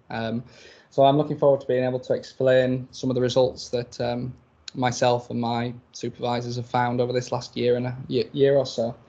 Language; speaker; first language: English; native; English